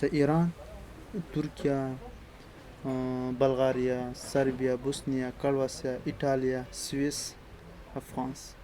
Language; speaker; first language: French; non-native, learner; Pashto